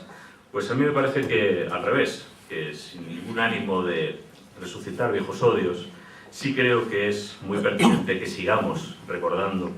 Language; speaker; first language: Spanish; native; Spanish